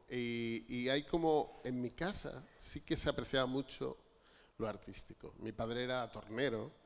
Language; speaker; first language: Spanish; native; Spanish